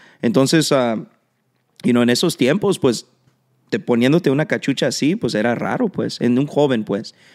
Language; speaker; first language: Spanish; early bilingual, heritage; Spanish